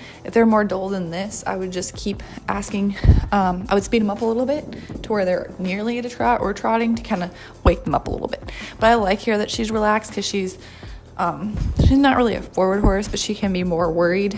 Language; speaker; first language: English; native; English